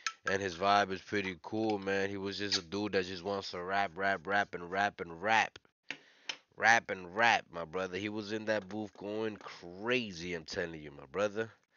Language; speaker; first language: English; early bilingual, other home language; Spanish